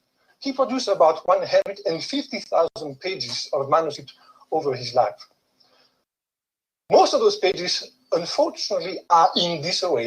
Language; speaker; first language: English; non-native, fluent; French